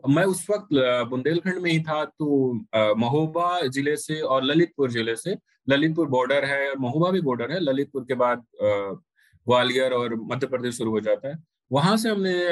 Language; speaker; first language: Hindi; native; Hindi